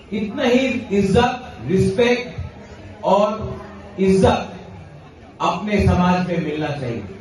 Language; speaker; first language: Hindi; non-native, local second language; Kok Borok